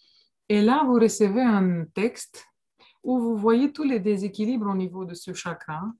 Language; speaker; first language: French; non-native, fluent; Romanian